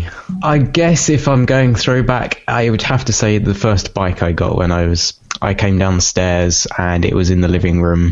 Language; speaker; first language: English; native; English